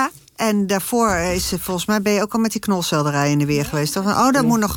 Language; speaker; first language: Dutch; native; Dutch